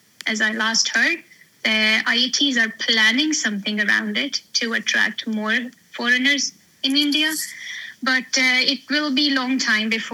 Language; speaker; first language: English; non-native, local second language; Hindi